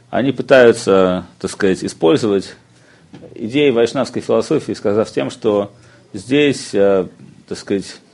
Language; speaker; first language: Russian; native; Russian